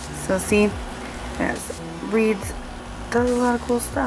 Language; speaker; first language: English; native; English